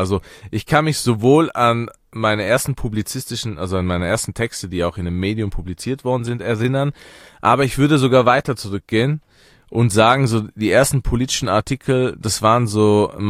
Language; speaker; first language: German; early bilingual, other home language; Persian